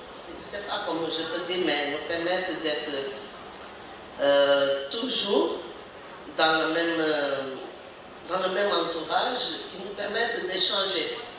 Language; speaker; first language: French; non-native, learner; Portuguese